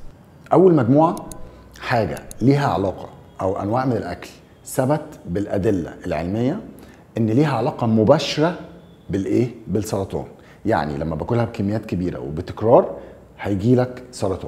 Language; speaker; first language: Arabic; native; Arabic